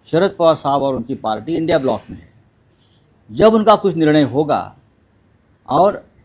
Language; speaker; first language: Hindi; non-native, local second language; Marathi